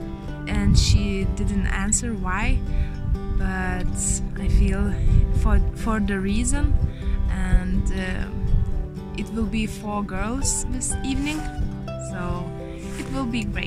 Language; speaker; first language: English; non-native, learner; Lithuanian